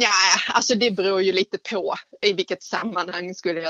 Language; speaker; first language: Swedish; native; Swedish